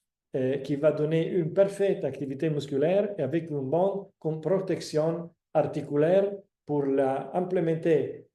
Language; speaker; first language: French; non-native, fluent; Italian